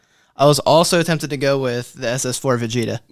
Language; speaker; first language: English; native; English